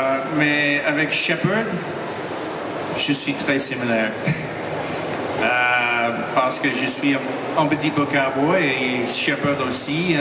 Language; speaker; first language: French; non-native, learner; English